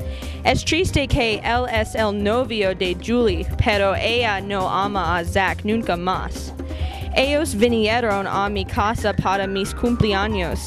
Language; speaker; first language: Spanish; non-native, learner; English